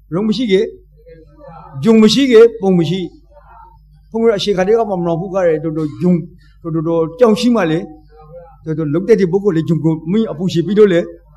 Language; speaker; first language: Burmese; native; Burmese